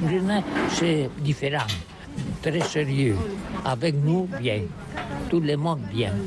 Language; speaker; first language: French; non-native, learner; Catalan